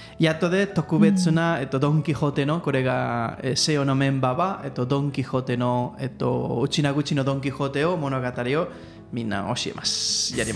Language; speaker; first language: Japanese; non-native, learner; Spanish